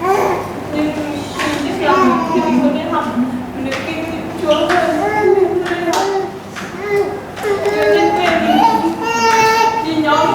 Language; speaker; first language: Vietnamese; non-native, local second language; Hmong